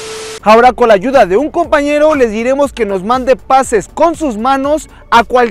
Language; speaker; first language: Spanish; native; Spanish